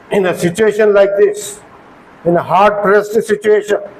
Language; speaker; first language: English; non-native, local second language; Telugu